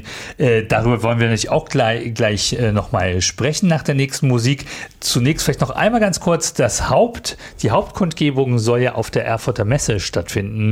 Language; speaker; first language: German; native; German